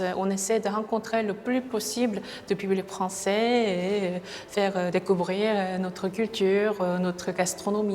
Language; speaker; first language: French; non-native, fluent; Korean